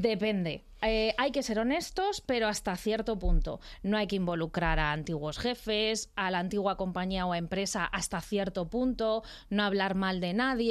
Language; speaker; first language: Spanish; native; Spanish